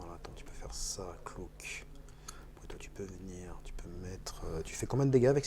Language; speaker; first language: French; native; French